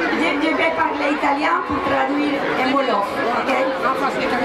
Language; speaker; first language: Italian; non-native, fluent; Spanish